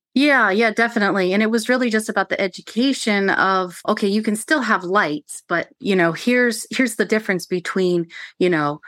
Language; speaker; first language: English; native; English